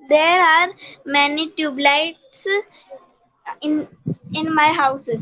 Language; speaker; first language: English; non-native, learner; Hindi